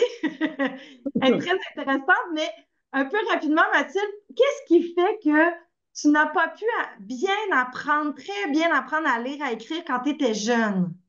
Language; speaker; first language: French; native; French